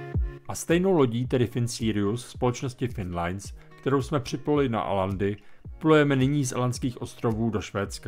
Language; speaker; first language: Czech; native; Czech